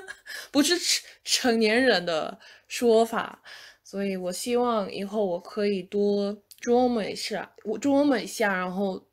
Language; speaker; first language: Chinese; non-native, fluent; English